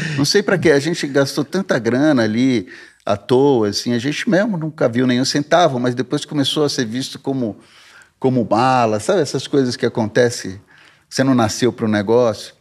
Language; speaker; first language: Portuguese; early bilingual, heritage; Portuguese